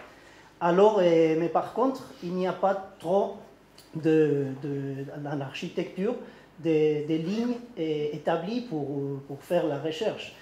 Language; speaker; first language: French; non-native, learner; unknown